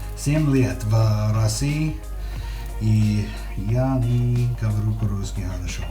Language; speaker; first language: Russian; non-native, learner; English